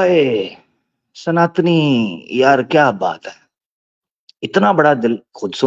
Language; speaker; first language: Hindi; non-native, local second language; Punjabi